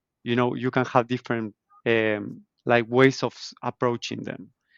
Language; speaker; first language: English; non-native, fluent; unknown